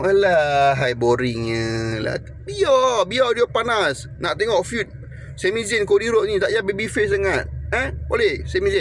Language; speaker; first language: Malay; native; Malay